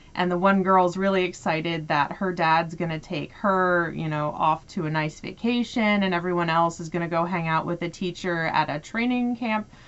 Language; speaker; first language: English; native; English